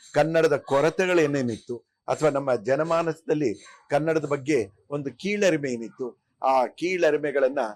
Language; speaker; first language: Kannada; native; Kannada